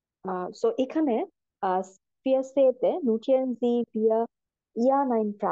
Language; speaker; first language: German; non-native, learner; Bangla